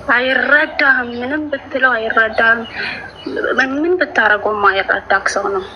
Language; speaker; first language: Amharic; native; Amharic